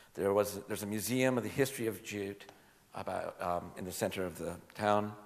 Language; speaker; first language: English; native; English